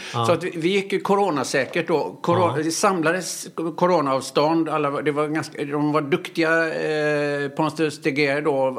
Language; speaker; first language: Swedish; native; Swedish